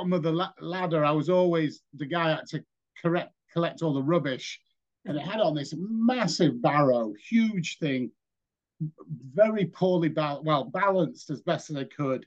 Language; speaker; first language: English; native; English